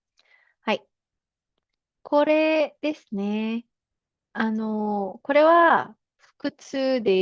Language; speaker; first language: Japanese; non-native, fluent; Filipino